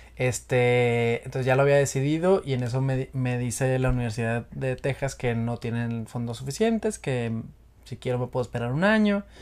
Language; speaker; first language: Spanish; native; Spanish